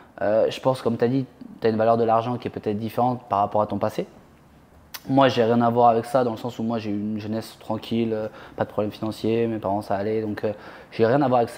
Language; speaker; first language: French; native; French